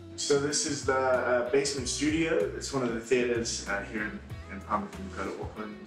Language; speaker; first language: English; native; English